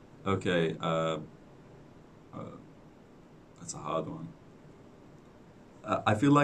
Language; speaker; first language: English; non-native, fluent; Persian